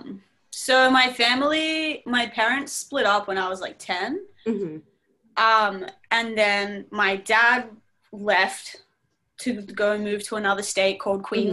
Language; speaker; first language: English; native; English